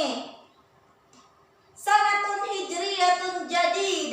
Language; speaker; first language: Arabic; non-native, learner; Indonesian